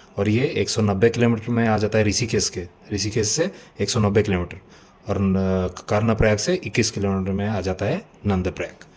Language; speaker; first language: Hindi; non-native, local second language; Odia